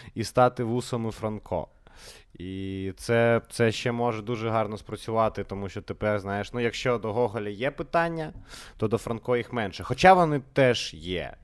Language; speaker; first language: Ukrainian; non-native, local second language; Russian